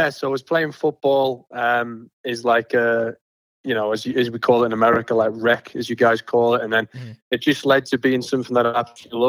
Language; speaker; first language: English; native; English